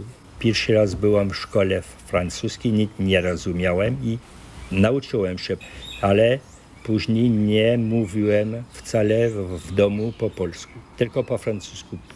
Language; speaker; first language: Polish; early bilingual, heritage; French